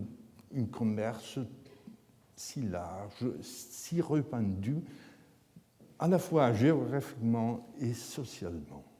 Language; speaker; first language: French; non-native, fluent; Italian